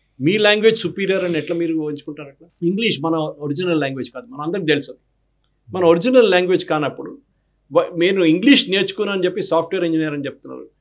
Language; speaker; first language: Telugu; non-native, fluent; Malayalam